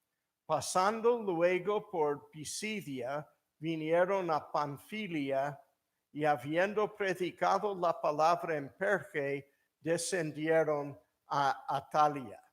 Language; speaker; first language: Spanish; non-native, fluent; English